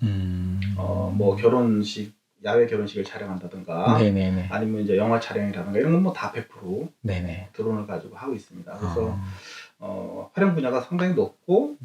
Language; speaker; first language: Korean; native; Korean